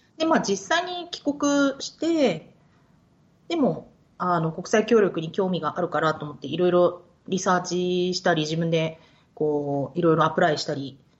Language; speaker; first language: Japanese; native; Japanese